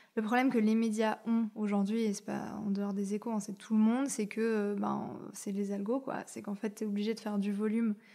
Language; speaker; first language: French; native; French